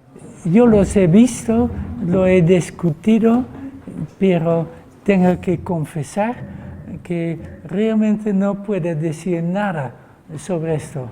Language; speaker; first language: Spanish; non-native, fluent; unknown